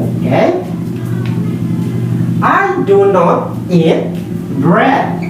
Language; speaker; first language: English; non-native, fluent; Indonesian